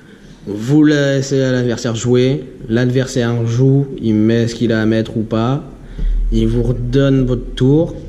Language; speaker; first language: French; native; French